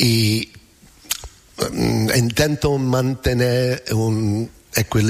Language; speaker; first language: Spanish; non-native, learner; English